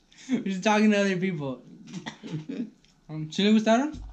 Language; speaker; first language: English; early bilingual, other home language; Spanish